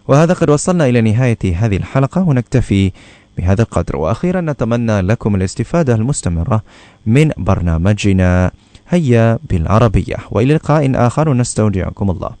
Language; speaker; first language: Arabic; non-native, fluent; Malay